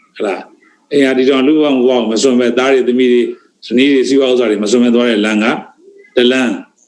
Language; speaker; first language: Burmese; native; Burmese